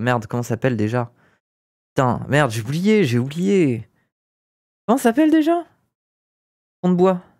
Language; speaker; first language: French; native; French